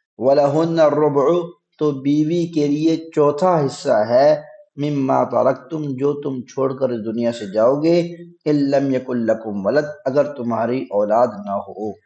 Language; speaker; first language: Urdu; native; Urdu